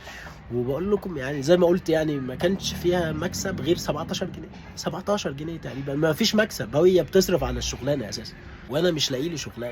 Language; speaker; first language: Arabic; native; Arabic